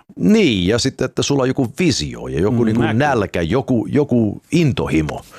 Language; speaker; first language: Finnish; early bilingual, heritage; Finnish